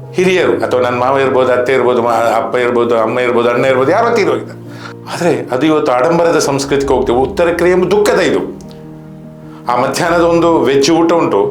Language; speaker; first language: Kannada; non-native, local second language; Tulu